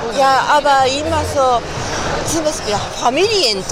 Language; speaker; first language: German; non-native, learner; Japanese